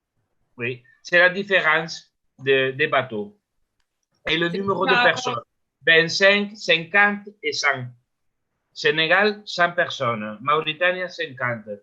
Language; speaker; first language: French; non-native, learner; Spanish